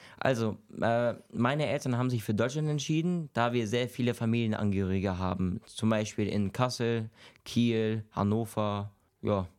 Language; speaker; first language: German; early bilingual, other home language; Kurdish